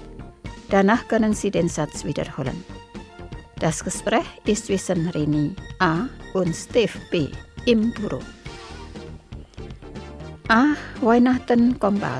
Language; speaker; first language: German; non-native, fluent; Indonesian